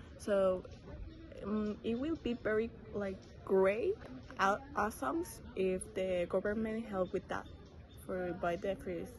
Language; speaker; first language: English; non-native, learner; Spanish